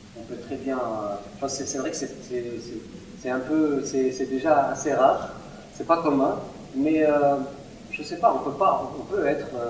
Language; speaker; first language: French; non-native, local second language; Arabic